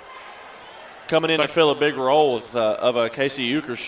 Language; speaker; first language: English; native; English